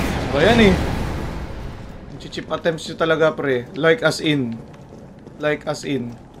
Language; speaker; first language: English; non-native, local second language; Filipino